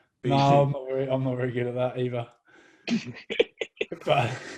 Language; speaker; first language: English; native; English